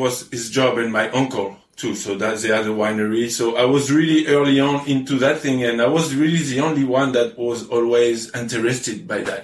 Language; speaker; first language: English; non-native, fluent; French